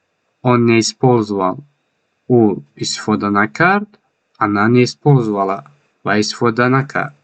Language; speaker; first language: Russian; non-native, fluent; Tajik